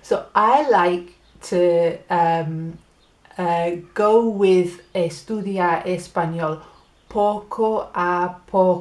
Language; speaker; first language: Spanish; non-native, learner; English